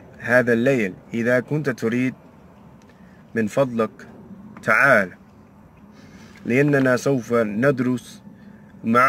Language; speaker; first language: Arabic; non-native, learner; English